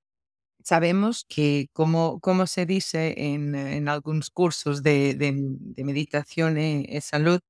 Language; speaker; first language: Spanish; non-native, fluent; Portuguese